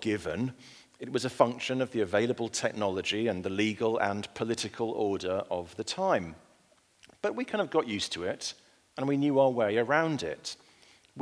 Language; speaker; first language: English; native; English